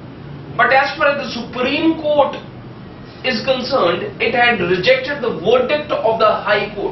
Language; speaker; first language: English; non-native, local second language; Hindi